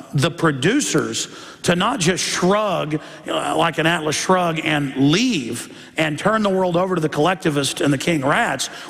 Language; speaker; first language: English; native; English